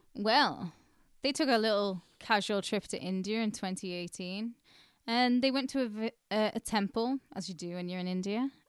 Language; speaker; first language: English; early bilingual, other home language; Hindi